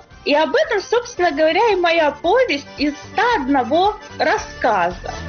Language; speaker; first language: Russian; native; Russian